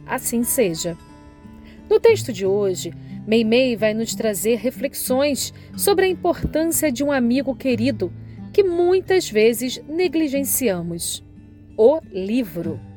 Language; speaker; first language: Portuguese; native; Portuguese